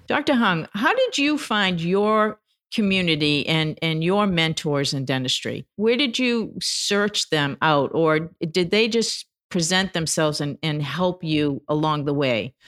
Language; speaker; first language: English; native; English